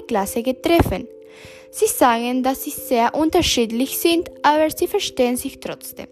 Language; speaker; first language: German; non-native, learner; English